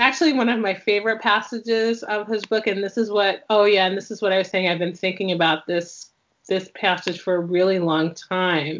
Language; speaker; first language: English; native; English